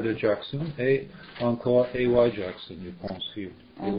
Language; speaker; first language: French; non-native, learner; English